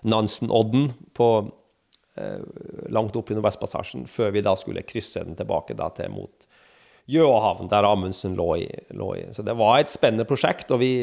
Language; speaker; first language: Norwegian; native; Norwegian